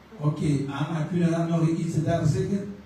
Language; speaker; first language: Dutch; non-native, learner; French